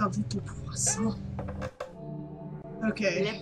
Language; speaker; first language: English; native; English